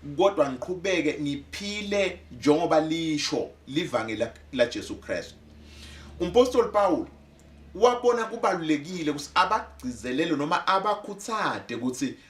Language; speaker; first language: Zulu; non-native, local second language; Swati